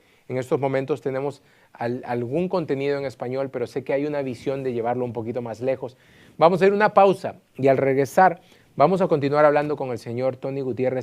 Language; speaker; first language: Spanish; native; Spanish